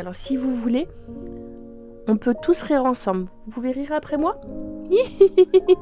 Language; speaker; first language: French; native; French